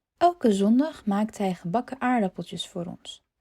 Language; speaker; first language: Dutch; non-native, fluent; Polish